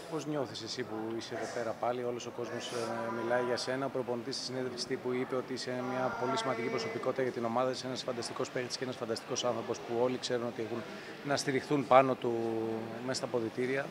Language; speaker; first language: Greek; native; Greek